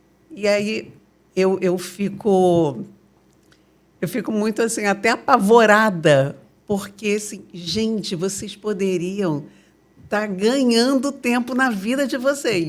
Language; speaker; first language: Portuguese; native; Portuguese